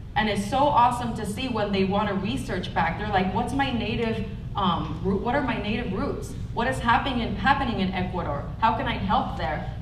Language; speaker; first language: English; non-native, fluent; Spanish